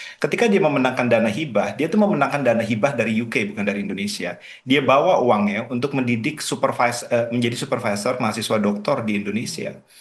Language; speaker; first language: Indonesian; native; Indonesian